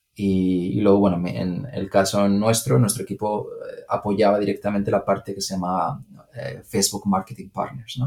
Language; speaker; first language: Spanish; native; Spanish